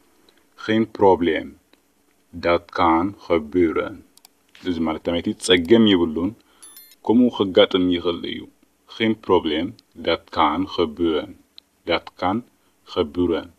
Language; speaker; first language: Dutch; non-native, fluent; Tigrinya